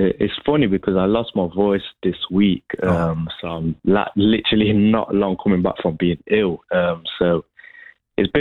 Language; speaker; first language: English; native; English